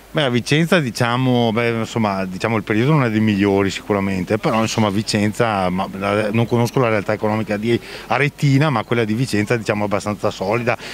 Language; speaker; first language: Italian; native; Italian